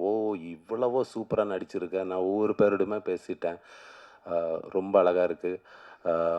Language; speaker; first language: Tamil; non-native, learner; Malayalam